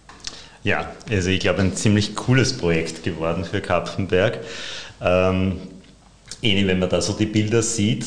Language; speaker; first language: German; native; German